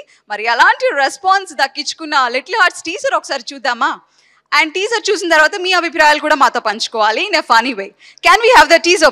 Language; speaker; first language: Telugu; native; Telugu